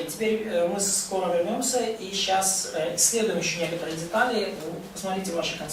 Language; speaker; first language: Russian; native; Russian